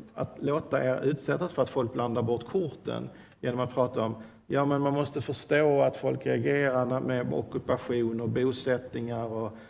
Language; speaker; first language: Swedish; native; Swedish